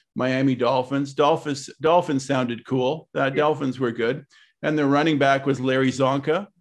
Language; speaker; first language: English; native; English